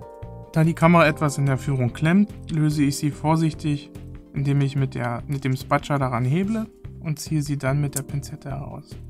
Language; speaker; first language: German; native; German